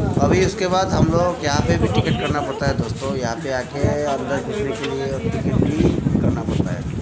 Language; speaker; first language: Hindi; non-native, local second language; Assamese